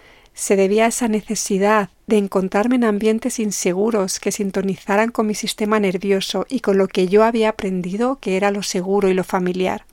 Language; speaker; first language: Spanish; native; Spanish